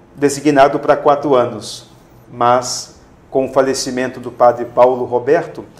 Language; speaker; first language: Portuguese; native; Portuguese